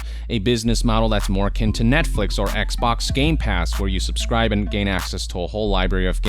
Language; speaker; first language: English; native; English